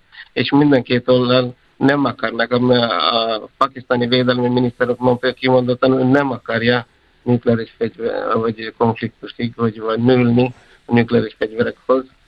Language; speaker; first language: Hungarian; non-native, fluent; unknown